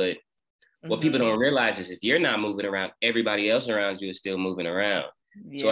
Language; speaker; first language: English; native; English